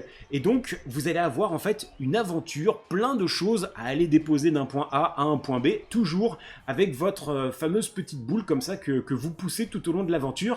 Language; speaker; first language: French; native; French